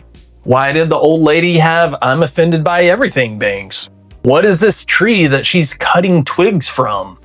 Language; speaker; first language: English; native; English